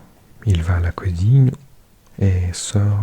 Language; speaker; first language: French; non-native, learner; English